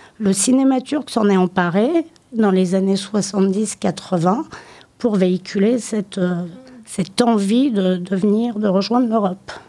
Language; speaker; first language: French; early bilingual, other home language; Turkish